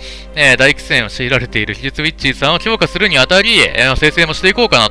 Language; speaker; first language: Japanese; native; Japanese